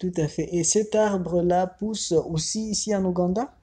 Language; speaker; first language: French; non-native, fluent; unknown